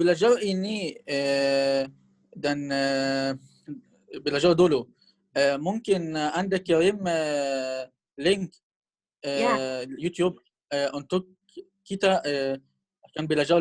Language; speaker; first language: Indonesian; non-native, learner; Arabic